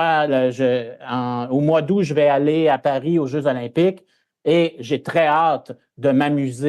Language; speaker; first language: French; native; French